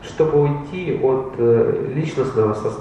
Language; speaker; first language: Russian; native; Russian